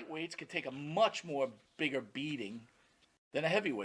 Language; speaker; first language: English; native; English